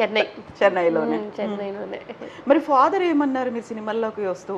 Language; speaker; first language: Telugu; native; Telugu